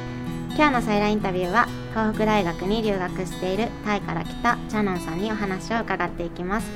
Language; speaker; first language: Japanese; native; Japanese